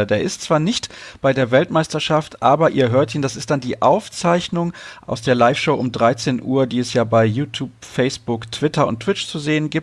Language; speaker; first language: German; native; German